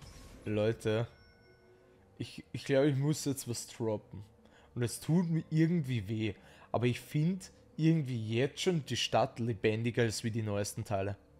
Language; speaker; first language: German; native; German